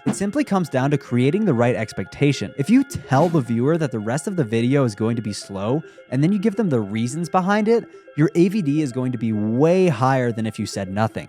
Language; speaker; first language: English; native; English